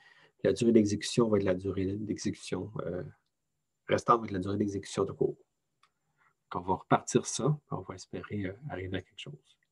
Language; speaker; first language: French; native; French